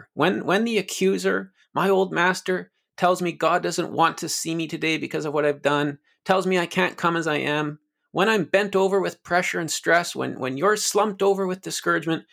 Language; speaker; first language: English; native; English